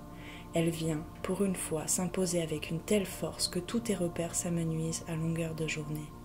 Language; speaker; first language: French; native; French